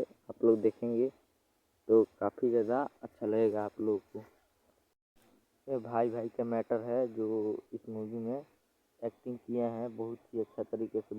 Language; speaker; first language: Hindi; non-native, local second language; Bhojpuri